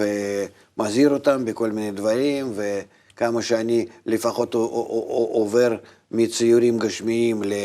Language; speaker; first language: Hebrew; non-native, fluent; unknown